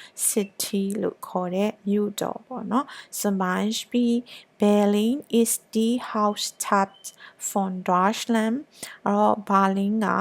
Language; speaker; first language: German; non-native, fluent; Burmese